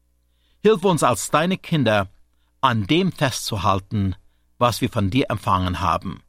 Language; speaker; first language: German; native; German